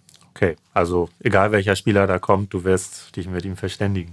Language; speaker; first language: German; native; German